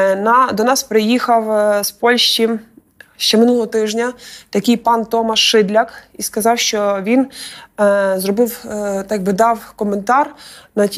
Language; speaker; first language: Ukrainian; native; Ukrainian